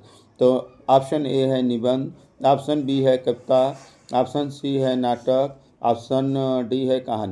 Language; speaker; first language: Hindi; native; Hindi